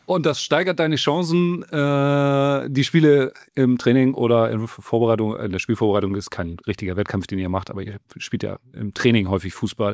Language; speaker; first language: German; native; German